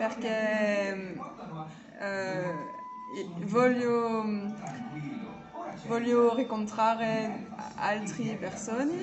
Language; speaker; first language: Italian; non-native, learner; French